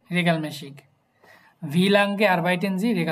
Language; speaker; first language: German; non-native, fluent; Bangla